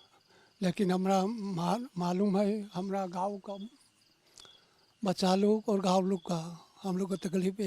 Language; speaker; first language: Hindi; non-native, local second language; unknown